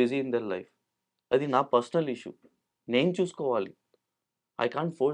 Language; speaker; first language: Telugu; non-native, local second language; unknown